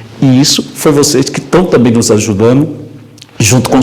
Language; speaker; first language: Portuguese; native; Portuguese